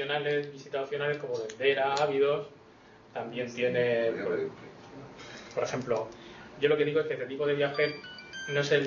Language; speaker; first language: Spanish; native; Spanish